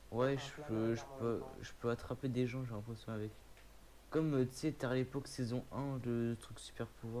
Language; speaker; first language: French; native; French